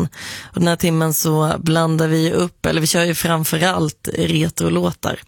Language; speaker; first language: Swedish; native; Swedish